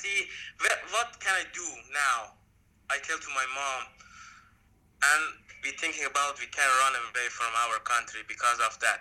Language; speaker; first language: English; non-native, learner; Persian